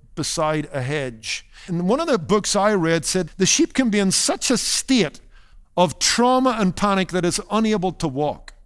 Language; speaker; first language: English; native; English